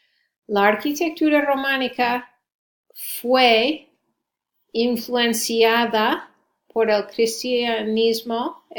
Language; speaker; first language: Spanish; non-native, fluent; English